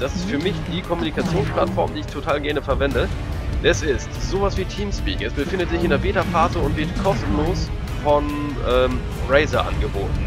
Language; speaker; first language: German; native; German